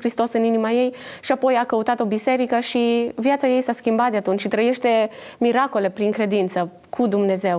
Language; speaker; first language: Romanian; native; Romanian